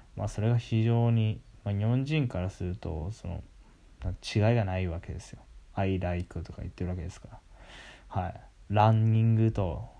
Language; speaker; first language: Japanese; native; Japanese